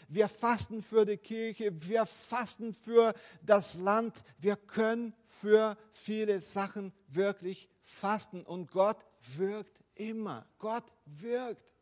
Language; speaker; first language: German; non-native, fluent; Portuguese